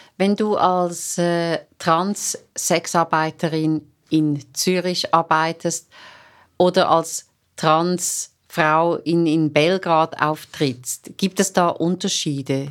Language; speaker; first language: German; native; German